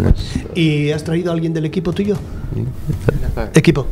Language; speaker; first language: Spanish; native; Spanish